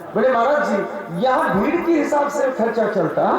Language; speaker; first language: Hindi; non-native, local second language; Marathi